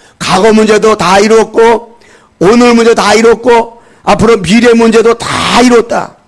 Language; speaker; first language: Korean; native; Korean